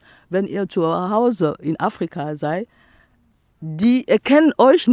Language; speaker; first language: German; non-native, local second language; French